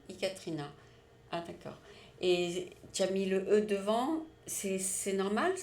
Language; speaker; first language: French; native; French